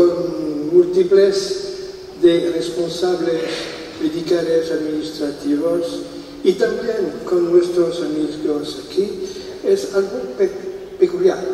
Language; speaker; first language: Spanish; non-native, fluent; French